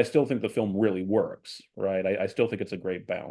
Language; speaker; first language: English; native; English